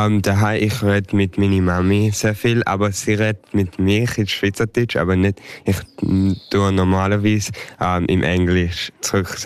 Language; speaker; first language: German; early bilingual, heritage; English